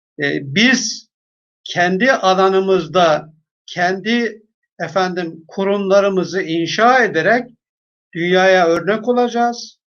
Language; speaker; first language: Turkish; native; Turkish